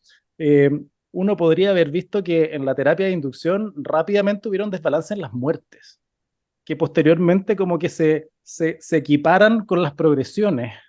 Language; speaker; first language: Spanish; native; Spanish